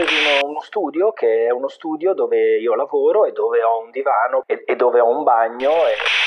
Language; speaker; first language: Italian; native; Italian